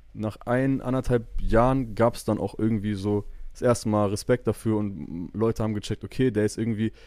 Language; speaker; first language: German; native; German